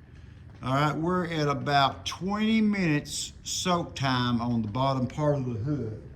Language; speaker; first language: English; native; English